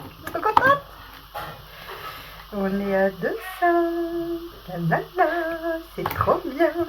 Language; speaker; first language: French; native; French